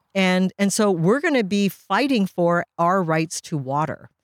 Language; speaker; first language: English; early bilingual, other home language; Japanese